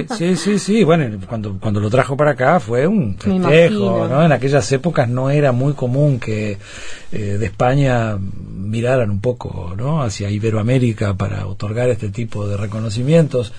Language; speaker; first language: Spanish; native; Spanish